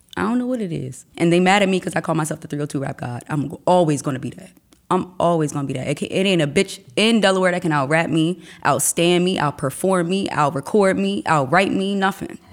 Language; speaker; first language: English; native; English